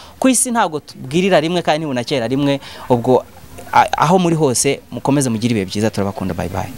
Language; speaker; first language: Kinyarwanda; native; Kinyarwanda